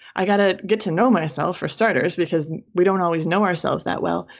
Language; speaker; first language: English; native; English